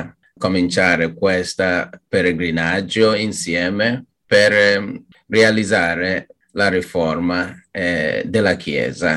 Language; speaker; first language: Italian; non-native, learner; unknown